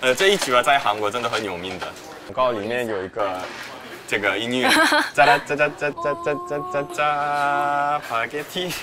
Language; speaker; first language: Chinese; non-native, fluent; Korean